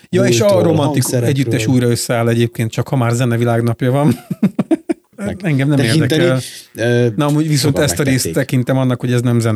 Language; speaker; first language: Hungarian; native; Hungarian